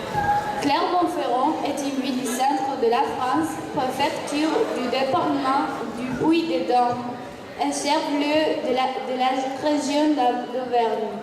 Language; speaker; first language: French; non-native, learner; Spanish